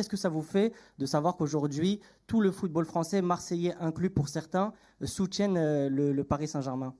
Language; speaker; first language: French; native; French